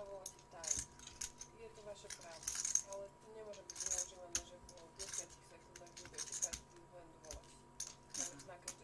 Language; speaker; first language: Polish; non-native, learner; Slovak